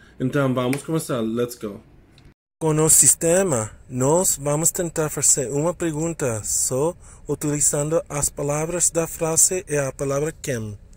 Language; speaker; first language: Portuguese; non-native, learner; English